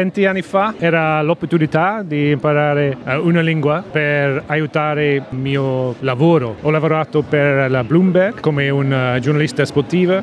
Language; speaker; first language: Italian; non-native, learner; English